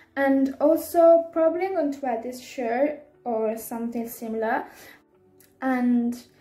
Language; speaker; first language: English; non-native, fluent; Italian